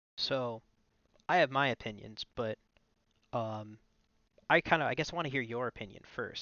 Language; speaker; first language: English; native; English